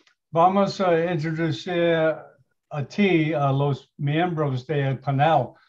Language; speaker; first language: Spanish; non-native, learner; English